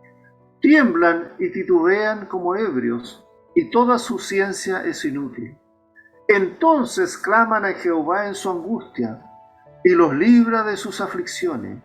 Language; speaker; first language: Spanish; native; Spanish